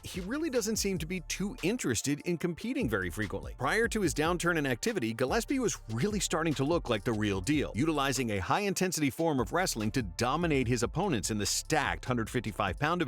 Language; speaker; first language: English; native; English